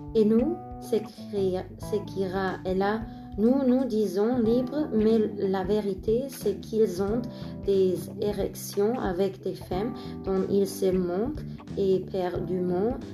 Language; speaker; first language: French; non-native, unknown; German